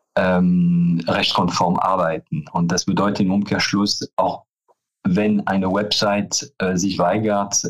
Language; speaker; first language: German; non-native, fluent; French